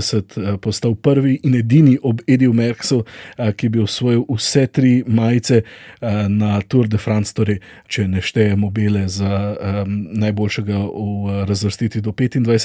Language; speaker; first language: Slovenian; native; Slovenian